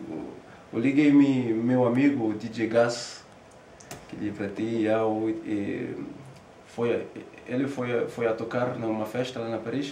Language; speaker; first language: Portuguese; non-native, learner; French